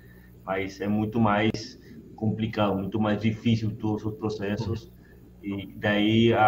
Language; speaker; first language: Portuguese; non-native, fluent; Spanish